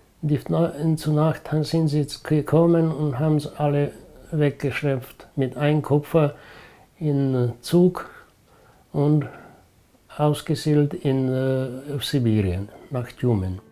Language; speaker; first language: German; early bilingual, heritage; German